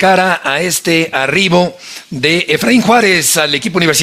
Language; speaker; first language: Spanish; native; Spanish